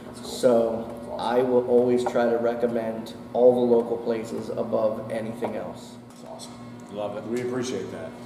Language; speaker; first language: English; native; English